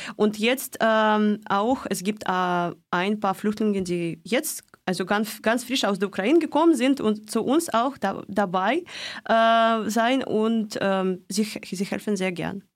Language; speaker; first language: German; non-native, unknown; Russian